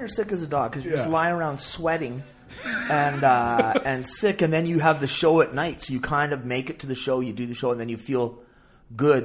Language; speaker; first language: English; native; English